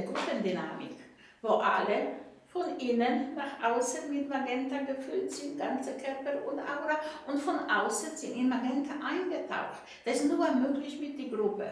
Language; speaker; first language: German; non-native, fluent; Polish